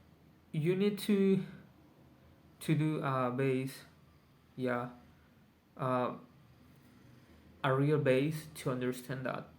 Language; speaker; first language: English; non-native, learner; Spanish